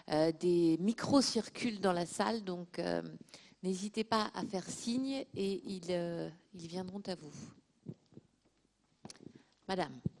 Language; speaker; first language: French; native; French